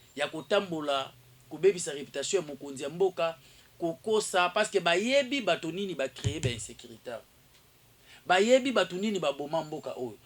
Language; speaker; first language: Lingala; native; Lingala